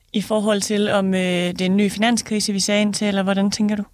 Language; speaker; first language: Danish; native; Danish